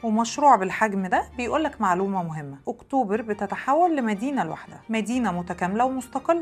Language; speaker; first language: Arabic; native; Arabic